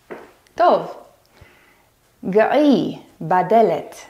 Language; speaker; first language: Hebrew; non-native, fluent; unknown